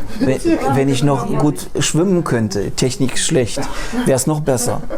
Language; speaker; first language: German; non-native, fluent; Russian